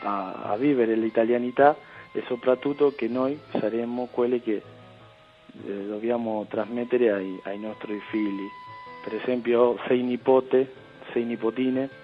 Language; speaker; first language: Italian; early bilingual, heritage; Spanish